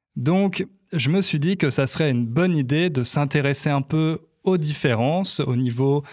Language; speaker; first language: French; native; French